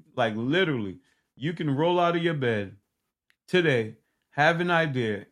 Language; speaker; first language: English; early bilingual, other home language; Haitian Creole